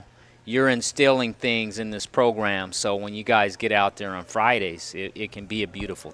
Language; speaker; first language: English; native; English